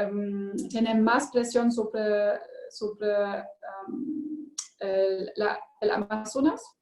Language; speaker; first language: Spanish; non-native, learner; German